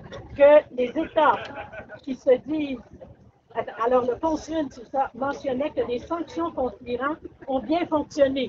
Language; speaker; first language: French; native; French